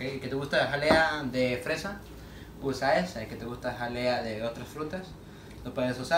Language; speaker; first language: Spanish; early bilingual, heritage; Spanish